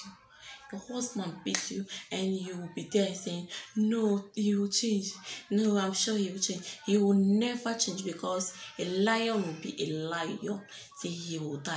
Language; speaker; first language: English; non-native, local second language; French